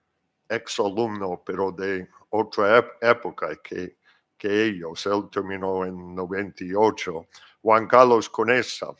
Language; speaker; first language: Spanish; non-native, fluent; English